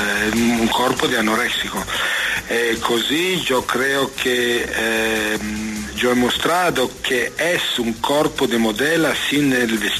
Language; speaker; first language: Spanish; non-native, learner; Italian